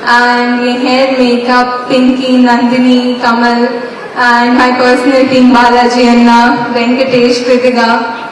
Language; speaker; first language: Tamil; non-native, learner; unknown